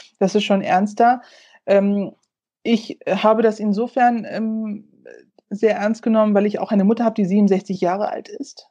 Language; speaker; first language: German; early bilingual, other home language; Turkish